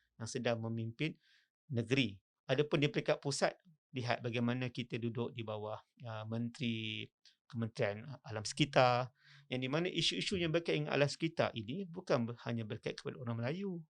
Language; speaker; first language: Malay; native; Malay